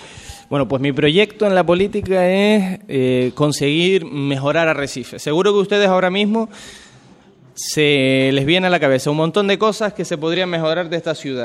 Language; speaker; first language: Spanish; native; Spanish